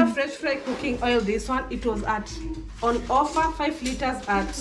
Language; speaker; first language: English; non-native, local second language; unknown